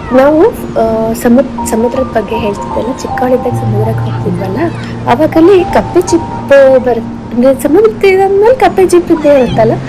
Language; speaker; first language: Kannada; native; Kannada